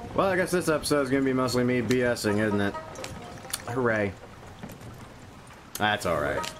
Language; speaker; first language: English; native; English